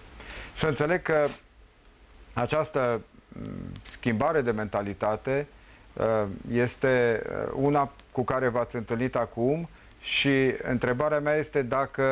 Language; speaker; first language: Romanian; native; Romanian